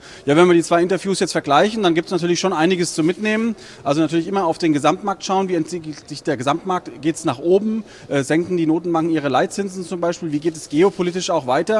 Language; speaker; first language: German; native; German